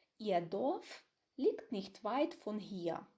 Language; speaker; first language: German; non-native, fluent; Ukrainian